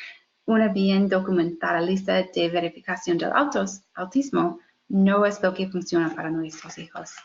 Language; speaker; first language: Spanish; non-native, fluent; English